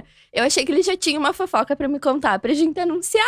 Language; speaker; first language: Portuguese; native; Portuguese